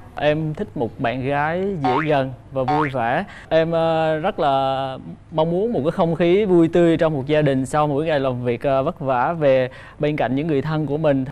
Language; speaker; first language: Vietnamese; native; Vietnamese